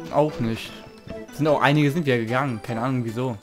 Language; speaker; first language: German; native; German